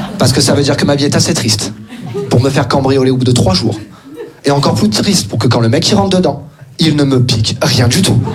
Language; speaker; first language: French; native; French